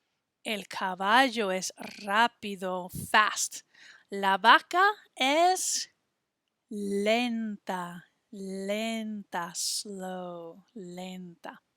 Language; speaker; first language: Spanish; non-native, fluent; English